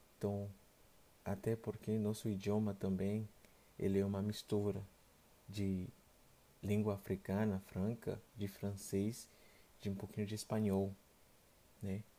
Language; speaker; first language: Portuguese; non-native, fluent; Haitian Creole